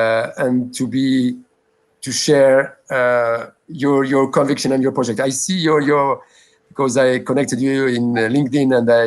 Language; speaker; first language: English; non-native, local second language; French